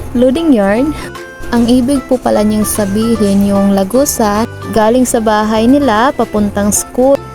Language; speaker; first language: Filipino; non-native, local second language; Cebuano